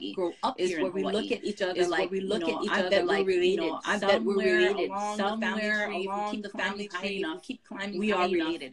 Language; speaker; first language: English; native; English